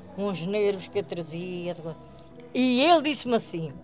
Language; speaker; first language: Portuguese; native; Portuguese